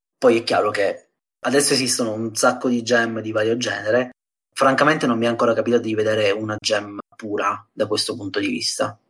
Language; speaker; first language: Italian; native; Italian